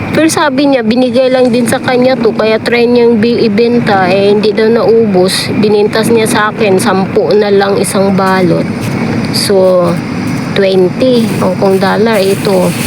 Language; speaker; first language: Filipino; non-native, local second language; Cebuano